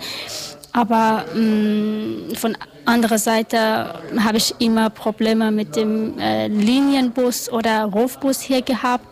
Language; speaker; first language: German; non-native, learner; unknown